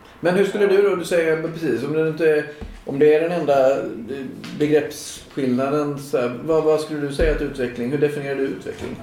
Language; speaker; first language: Swedish; native; Swedish